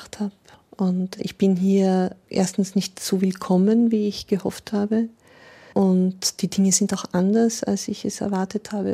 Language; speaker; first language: German; native; German